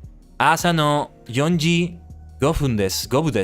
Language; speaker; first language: Japanese; non-native, learner; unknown